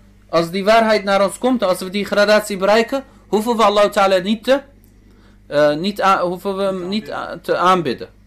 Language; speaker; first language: Dutch; early bilingual, other home language; Turkish